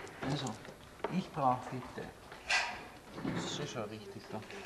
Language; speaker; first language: German; native; German